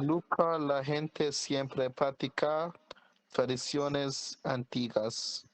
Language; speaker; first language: Spanish; non-native, learner; English